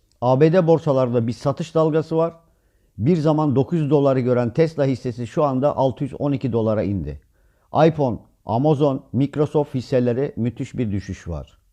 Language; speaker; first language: Turkish; native; Turkish